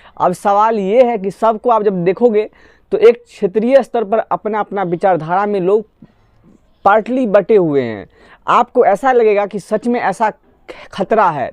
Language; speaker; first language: Hindi; non-native, local second language; Assamese